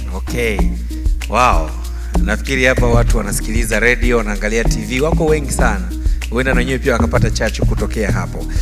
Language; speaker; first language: Swahili; native; Swahili